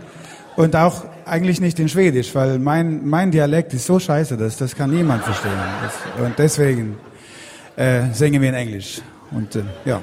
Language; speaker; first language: German; non-native, learner; Swedish